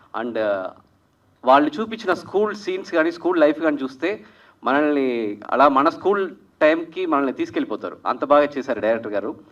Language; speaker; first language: Telugu; native; Telugu